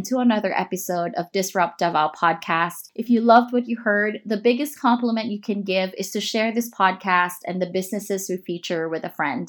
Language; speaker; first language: English; non-native, local second language; Cebuano